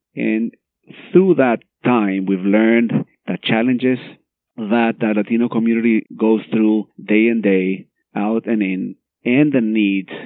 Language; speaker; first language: English; non-native, fluent; Spanish